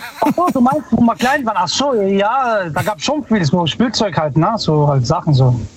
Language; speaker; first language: German; early bilingual, other home language; Italian